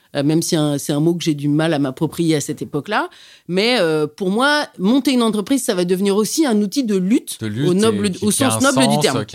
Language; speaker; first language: French; native; French